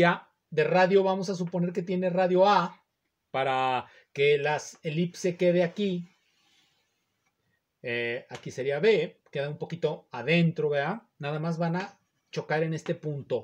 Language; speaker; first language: Spanish; native; Spanish